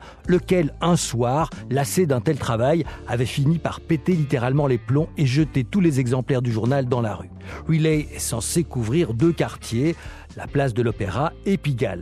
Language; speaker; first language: French; native; French